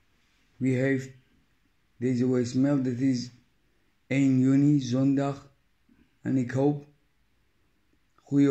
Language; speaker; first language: Dutch; non-native, learner; Persian